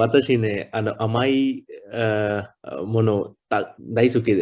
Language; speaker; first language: Japanese; non-native, learner; Hindi